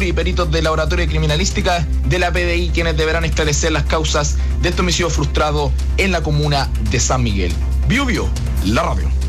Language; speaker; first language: Spanish; native; Spanish